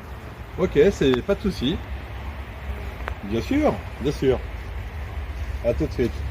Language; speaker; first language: French; native; French